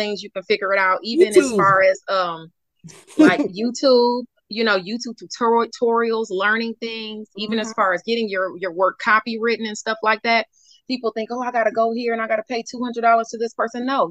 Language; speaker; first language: English; native; English